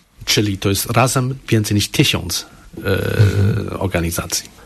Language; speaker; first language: Polish; non-native, learner; Chinese